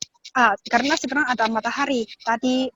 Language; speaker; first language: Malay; non-native, learner; Chinese